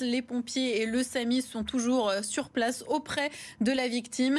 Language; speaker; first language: French; native; French